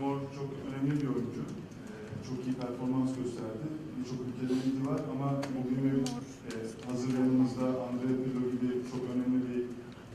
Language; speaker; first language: Turkish; native; Turkish